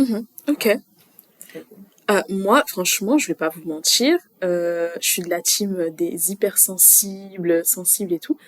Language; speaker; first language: French; native; French